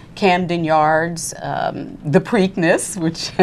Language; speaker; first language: English; native; English